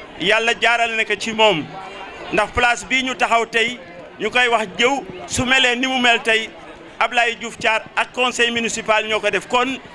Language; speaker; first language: Wolof; native; Wolof